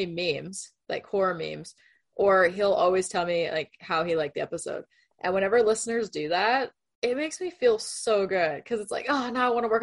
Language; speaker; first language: English; non-native, fluent; Spanish